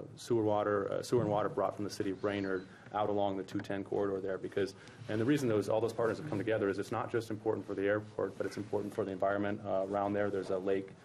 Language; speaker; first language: English; native; English